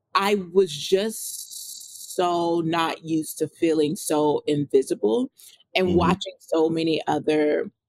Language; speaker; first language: English; native; English